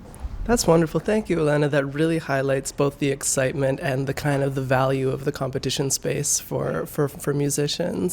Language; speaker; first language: English; native; English